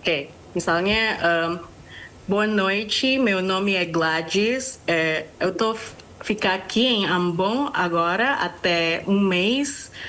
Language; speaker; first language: Portuguese; non-native, fluent; Indonesian